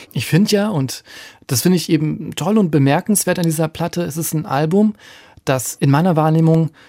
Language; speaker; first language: German; native; German